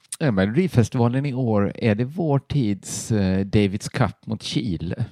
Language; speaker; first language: Swedish; native; Swedish